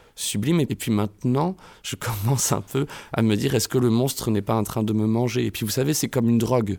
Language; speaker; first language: French; native; French